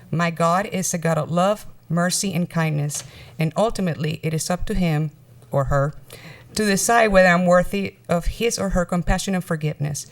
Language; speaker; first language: English; non-native, fluent; Spanish